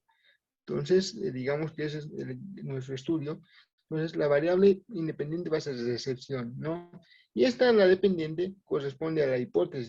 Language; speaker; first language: Spanish; native; Spanish